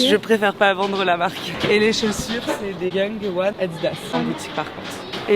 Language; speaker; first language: French; native; French